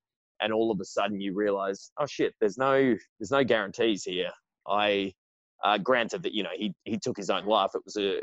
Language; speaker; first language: English; native; English